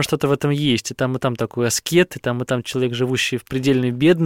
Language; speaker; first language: Russian; native; Russian